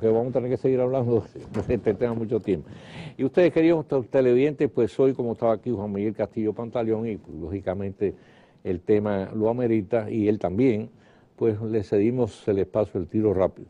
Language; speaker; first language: Spanish; native; Spanish